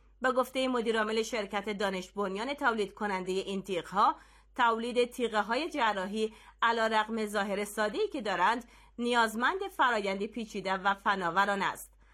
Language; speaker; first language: Persian; native; Persian